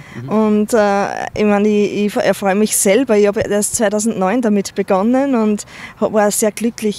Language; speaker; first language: German; non-native, fluent; Chinese